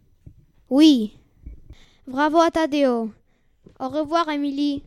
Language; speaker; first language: French; non-native, learner; Spanish